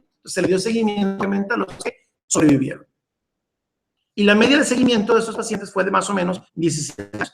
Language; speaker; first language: Spanish; native; Spanish